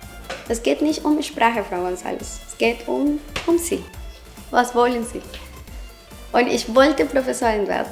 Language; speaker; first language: German; non-native, fluent; Spanish